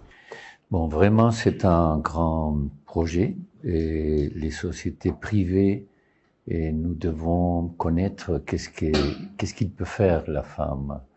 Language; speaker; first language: French; non-native, learner; Spanish